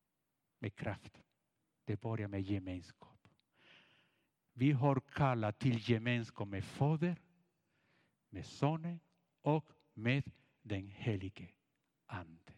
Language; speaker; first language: Swedish; non-native, fluent; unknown